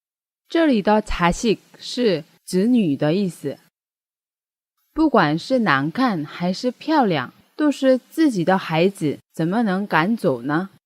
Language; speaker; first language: Chinese; non-native, fluent; Korean